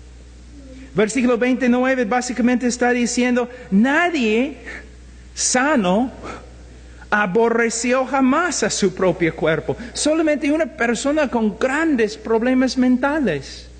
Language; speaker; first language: Spanish; non-native, fluent; English